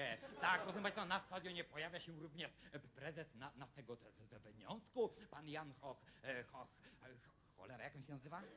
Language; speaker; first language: Polish; native; Polish